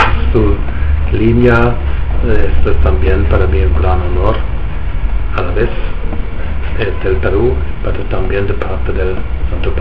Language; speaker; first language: Spanish; non-native, fluent; German